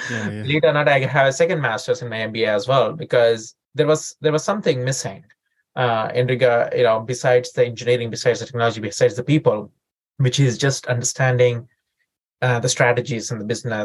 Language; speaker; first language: English; non-native, local second language; Telugu